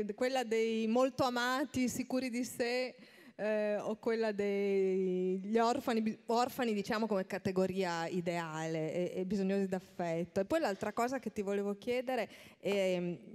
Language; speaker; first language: Italian; native; Italian